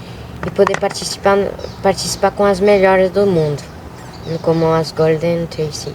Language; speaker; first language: Portuguese; early bilingual, other home language; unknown